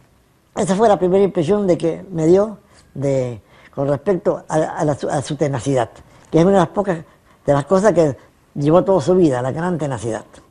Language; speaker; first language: Spanish; native; Spanish